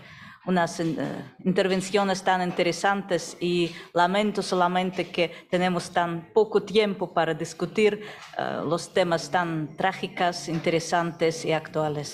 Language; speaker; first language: Spanish; non-native, fluent; Russian